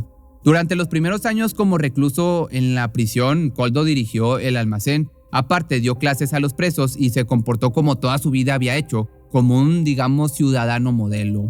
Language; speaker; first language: Spanish; native; Spanish